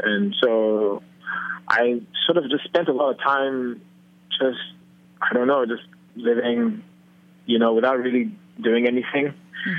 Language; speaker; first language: English; non-native, local second language; Yoruba